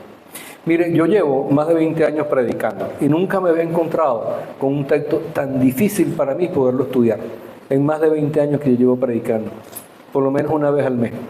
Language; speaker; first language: Spanish; native; Spanish